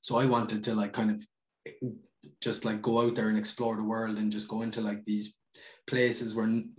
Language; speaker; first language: English; native; English